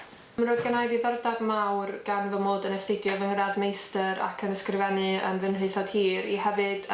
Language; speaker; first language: Welsh; native; Welsh